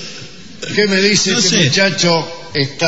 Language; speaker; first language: Spanish; native; Spanish